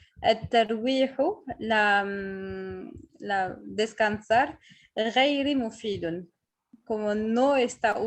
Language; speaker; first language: Spanish; non-native, fluent; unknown